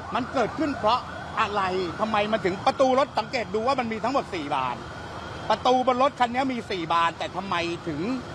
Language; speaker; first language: Thai; native; Thai